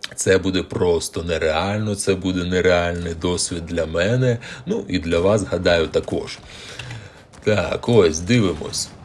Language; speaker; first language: Ukrainian; non-native, local second language; Russian